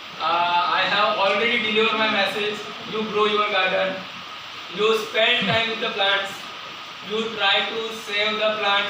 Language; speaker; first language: English; non-native, local second language; Marathi